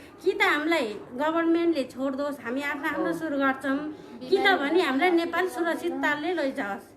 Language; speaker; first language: Nepali; native; Nepali